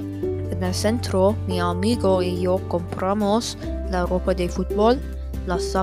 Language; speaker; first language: Spanish; non-native, learner; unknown